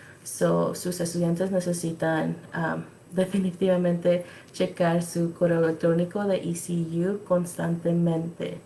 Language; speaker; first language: Spanish; early bilingual, other home language; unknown